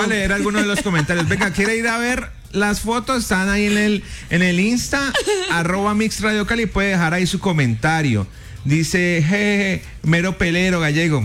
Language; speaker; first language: Spanish; native; Spanish